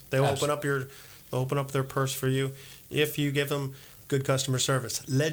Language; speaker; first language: English; native; English